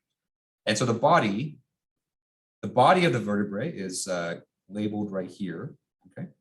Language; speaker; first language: English; native; English